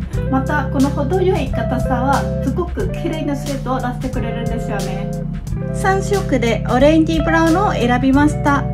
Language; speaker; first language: Japanese; non-native, fluent; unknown